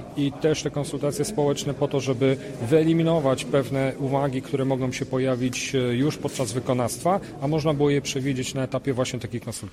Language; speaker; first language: Polish; native; Polish